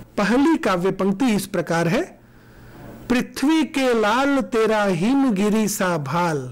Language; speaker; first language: Hindi; non-native, local second language; Gujarati